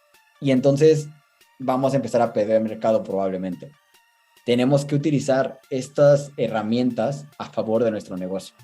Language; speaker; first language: Spanish; native; Spanish